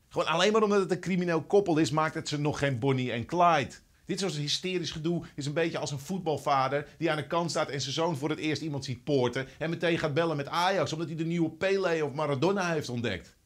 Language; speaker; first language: Dutch; native; Dutch